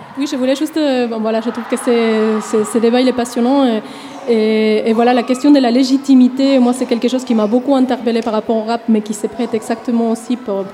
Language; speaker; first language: French; non-native, fluent; Spanish